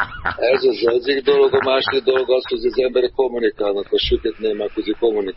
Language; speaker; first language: Hungarian; non-native, fluent; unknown